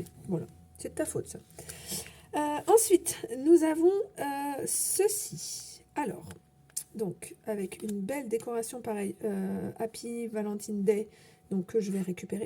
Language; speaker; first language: French; native; French